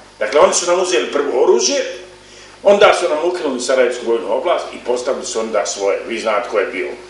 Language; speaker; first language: Croatian; native; Croatian